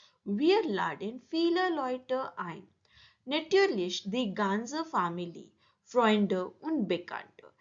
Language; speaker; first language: German; non-native, learner; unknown